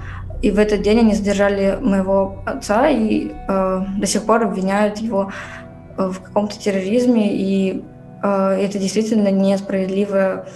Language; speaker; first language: Russian; native; Russian